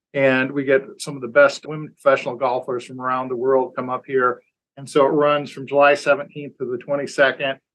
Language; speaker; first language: English; native; English